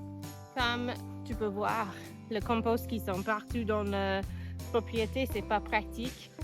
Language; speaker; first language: French; non-native, fluent; English